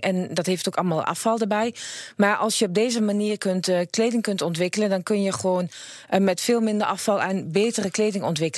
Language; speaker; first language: Dutch; native; Dutch